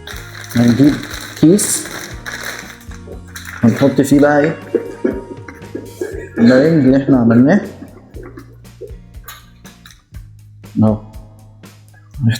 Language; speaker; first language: Arabic; native; Arabic